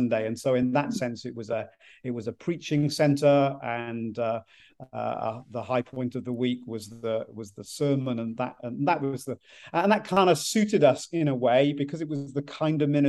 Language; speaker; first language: English; native; English